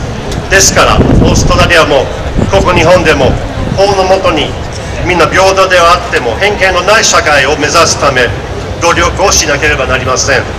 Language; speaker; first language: Japanese; non-native, fluent; English